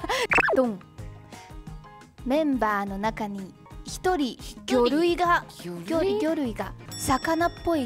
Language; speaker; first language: Japanese; non-native, fluent; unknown